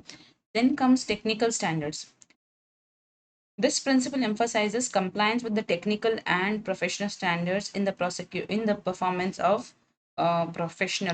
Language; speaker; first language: English; non-native, local second language; Kannada